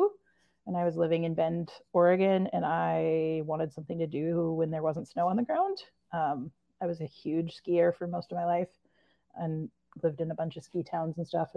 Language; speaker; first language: English; native; English